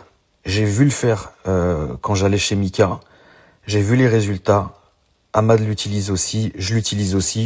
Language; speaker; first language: French; native; French